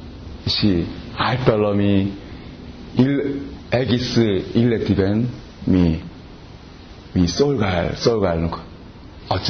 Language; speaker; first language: Hungarian; non-native, learner; Korean